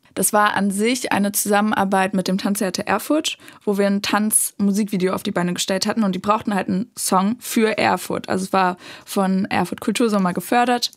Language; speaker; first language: German; native; German